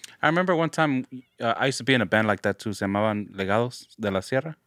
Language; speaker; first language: English; early bilingual, other home language; Spanish